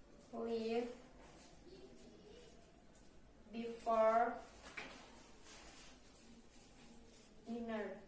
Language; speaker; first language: English; non-native, learner; Indonesian